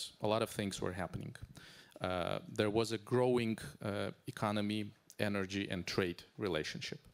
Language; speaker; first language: English; non-native, fluent; Azerbaijani